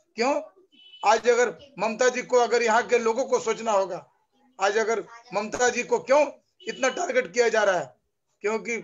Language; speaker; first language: Hindi; non-native, local second language; Bangla